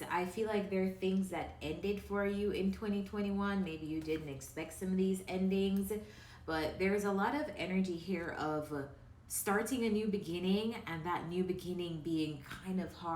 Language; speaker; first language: English; native; English